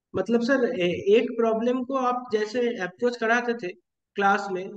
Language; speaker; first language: Hindi; non-native, local second language; Bangla